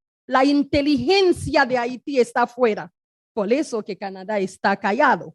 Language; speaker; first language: Spanish; non-native, fluent; Haitian Creole